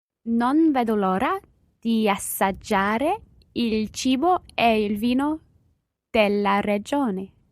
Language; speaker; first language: Italian; non-native, learner; English